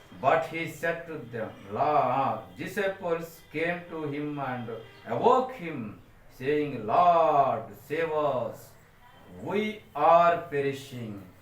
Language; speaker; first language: English; non-native, local second language; Telugu